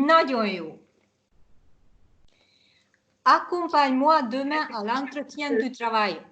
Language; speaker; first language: French; non-native, fluent; Hungarian